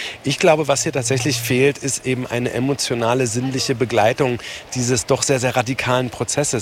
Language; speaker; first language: German; native; German